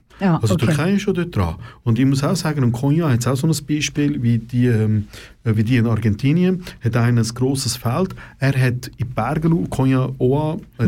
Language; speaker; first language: German; non-native, local second language; Turkish